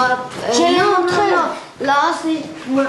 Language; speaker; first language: French; non-native, learner; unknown